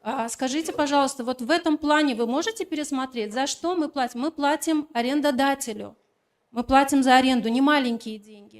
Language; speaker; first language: Russian; native; Russian